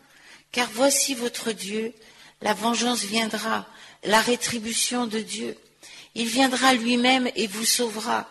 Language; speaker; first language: French; native; French